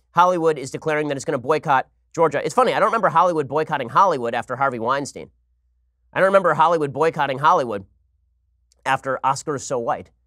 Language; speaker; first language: English; native; English